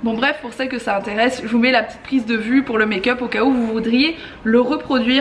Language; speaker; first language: French; native; French